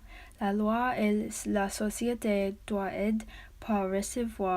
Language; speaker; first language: French; non-native, learner; English